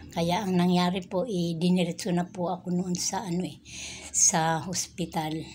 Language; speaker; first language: Filipino; non-native, local second language; Bikol